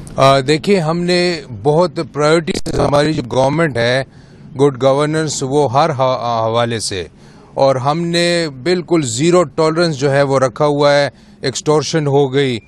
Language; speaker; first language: Urdu; non-native, local second language; Pashto